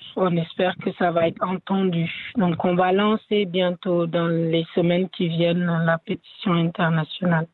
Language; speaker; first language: French; non-native, local second language; Wolof